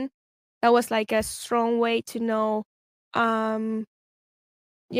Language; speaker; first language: English; non-native, fluent; Spanish